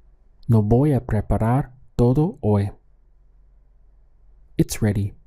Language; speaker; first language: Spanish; non-native, fluent; English